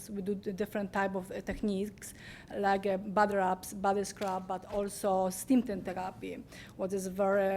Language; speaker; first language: English; non-native, learner; Polish